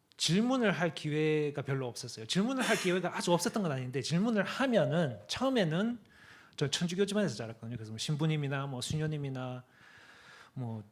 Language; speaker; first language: Korean; early bilingual, other home language; English